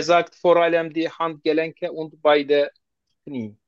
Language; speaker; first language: German; non-native, learner; Turkish